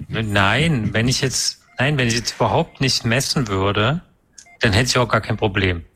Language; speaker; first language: German; native; German